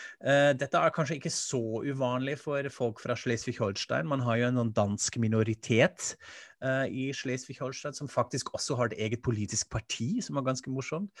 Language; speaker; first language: Norwegian; non-native, fluent; German